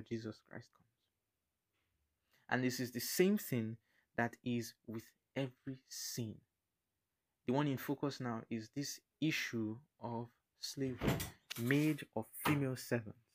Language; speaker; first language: English; non-native, local second language; Yoruba